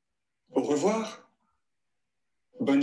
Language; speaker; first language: French; non-native, learner; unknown